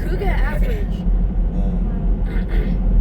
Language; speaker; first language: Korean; early bilingual, heritage; English